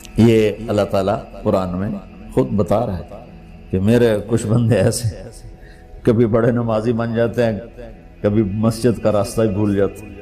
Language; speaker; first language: Urdu; non-native, local second language; Punjabi